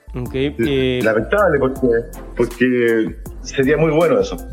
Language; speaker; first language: Spanish; native; Spanish